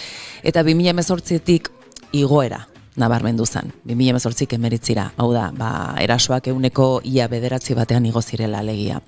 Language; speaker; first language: Basque; native; Basque